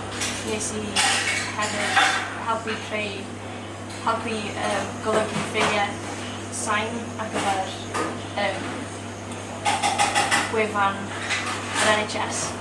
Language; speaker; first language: Welsh; non-native, local second language; English